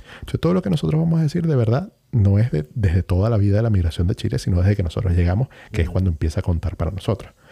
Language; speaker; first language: Spanish; native; Spanish